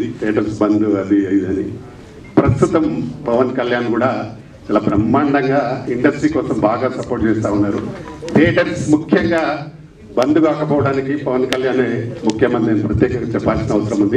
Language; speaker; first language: Telugu; native; Telugu